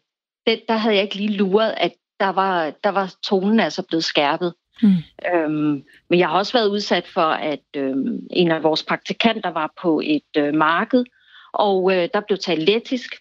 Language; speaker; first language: Danish; native; Danish